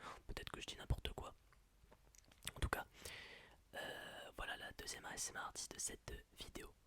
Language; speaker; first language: French; native; French